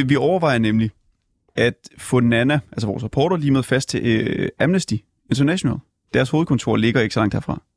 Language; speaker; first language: Danish; native; Danish